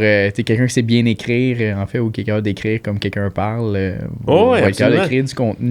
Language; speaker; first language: French; native; French